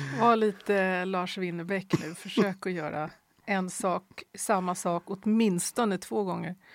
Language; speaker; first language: Swedish; native; Swedish